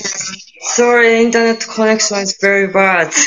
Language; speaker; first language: English; non-native, learner; Japanese